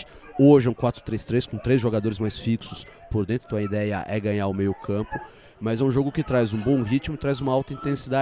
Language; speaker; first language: Portuguese; native; Portuguese